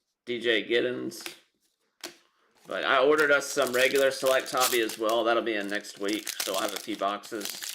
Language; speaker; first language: English; native; English